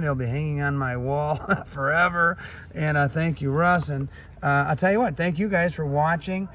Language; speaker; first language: English; native; English